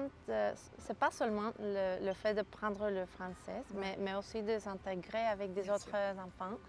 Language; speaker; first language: French; non-native, fluent; Spanish